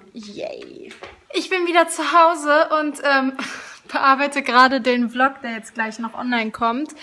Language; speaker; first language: German; native; German